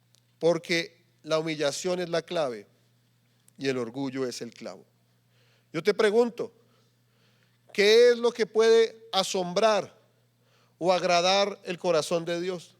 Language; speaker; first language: Spanish; native; Spanish